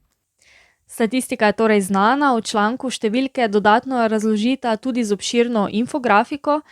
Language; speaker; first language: Slovenian; native; Slovenian